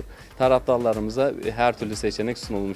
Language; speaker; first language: Turkish; native; Turkish